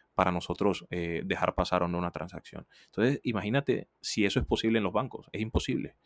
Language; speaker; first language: Spanish; native; Spanish